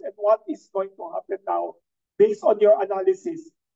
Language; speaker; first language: English; non-native, local second language; Filipino